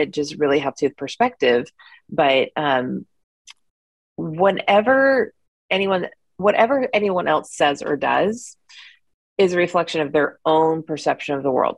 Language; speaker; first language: English; native; English